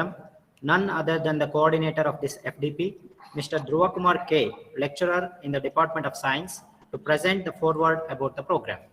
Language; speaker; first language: English; non-native, local second language; Kannada